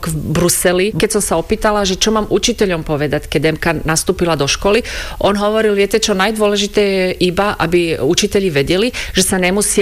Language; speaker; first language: Slovak; non-native, fluent; Croatian